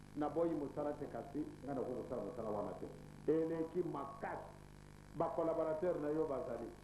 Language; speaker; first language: Lingala; non-native, local second language; Kongo